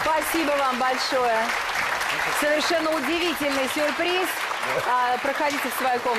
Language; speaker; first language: Russian; native; Russian